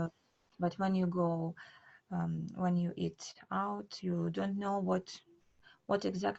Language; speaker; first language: English; non-native, learner; Russian